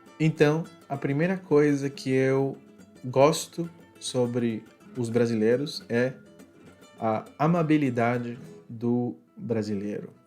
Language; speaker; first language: Portuguese; non-native, fluent; Spanish